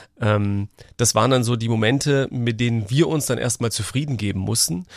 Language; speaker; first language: German; native; German